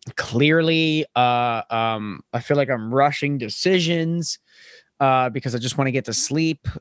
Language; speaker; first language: English; native; English